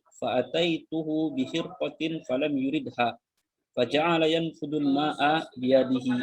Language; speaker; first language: Arabic; non-native, fluent; Indonesian